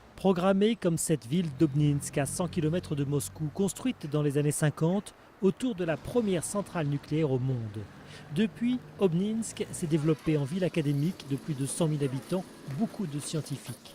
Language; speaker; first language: French; native; French